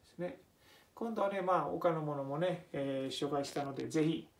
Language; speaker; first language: Japanese; non-native, fluent; Italian